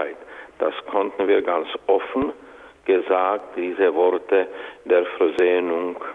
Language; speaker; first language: German; non-native, fluent; Czech